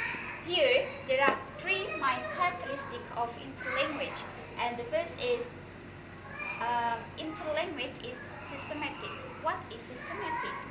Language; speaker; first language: English; non-native, learner; Indonesian